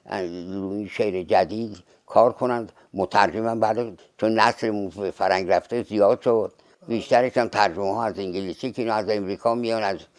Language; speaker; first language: Persian; native; Persian